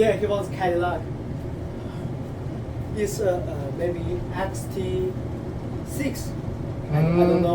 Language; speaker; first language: English; non-native, learner; Chinese